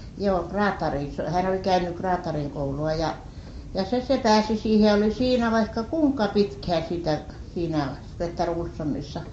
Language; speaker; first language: Finnish; native; Finnish